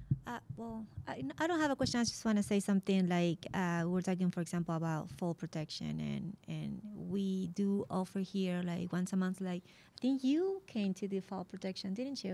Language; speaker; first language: English; non-native, fluent; Spanish